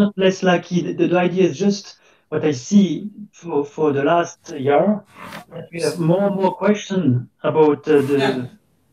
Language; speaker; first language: English; non-native, fluent; French